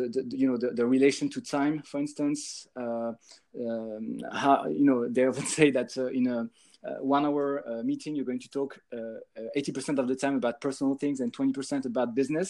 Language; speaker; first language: English; non-native, fluent; French